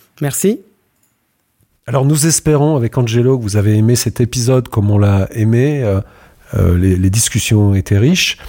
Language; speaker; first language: French; native; French